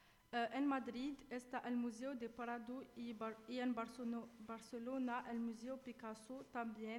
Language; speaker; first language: Spanish; non-native, learner; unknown